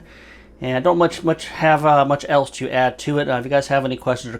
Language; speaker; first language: English; native; English